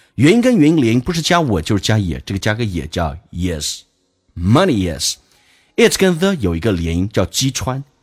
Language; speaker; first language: Chinese; native; Chinese